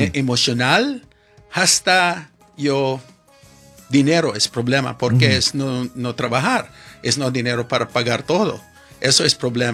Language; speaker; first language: Spanish; non-native, learner; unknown